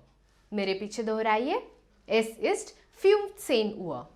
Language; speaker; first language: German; non-native, fluent; Hindi